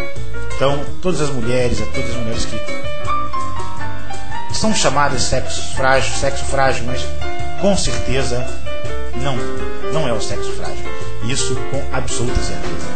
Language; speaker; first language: Portuguese; native; Portuguese